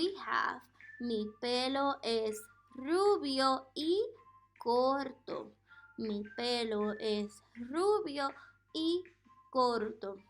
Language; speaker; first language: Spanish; non-native, fluent; English